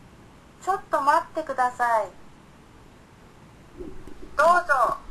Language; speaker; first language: Japanese; non-native, learner; Indonesian